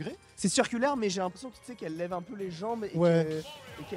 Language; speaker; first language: French; native; French